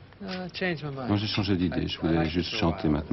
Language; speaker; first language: French; non-native, learner; English